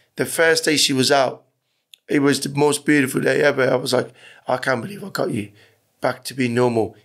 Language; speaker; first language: English; early bilingual, other home language; Persian